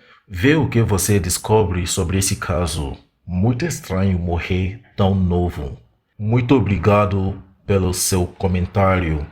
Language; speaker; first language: Portuguese; non-native, fluent; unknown